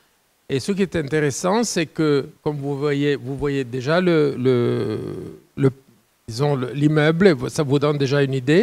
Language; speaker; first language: French; non-native, fluent; Italian